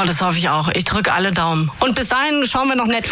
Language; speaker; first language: German; native; German